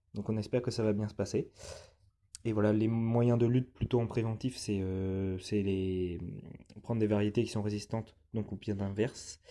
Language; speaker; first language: French; native; French